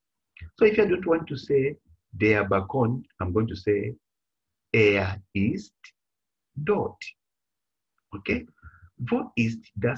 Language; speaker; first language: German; non-native, fluent; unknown